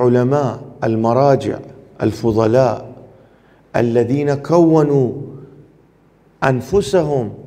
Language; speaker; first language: Arabic; non-native, fluent; Persian